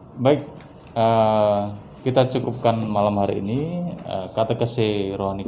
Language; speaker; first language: Indonesian; native; Indonesian